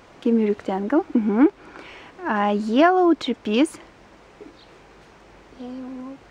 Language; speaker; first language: English; non-native, learner; Russian